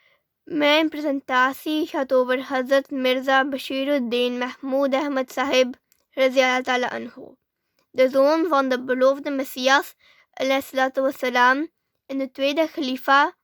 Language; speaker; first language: Dutch; early bilingual, other home language; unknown